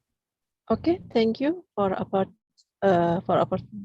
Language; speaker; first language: English; non-native, learner; Indonesian